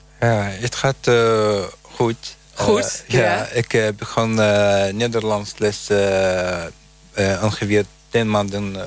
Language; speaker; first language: Dutch; non-native, learner; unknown